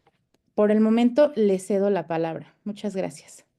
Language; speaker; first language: Spanish; native; Spanish